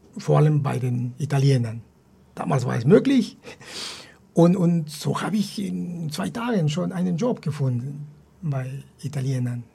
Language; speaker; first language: German; non-native, fluent; Spanish